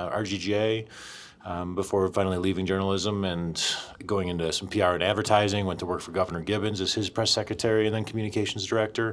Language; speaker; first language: English; native; English